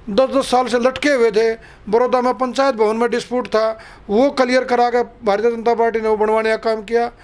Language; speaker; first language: Hindi; native; Hindi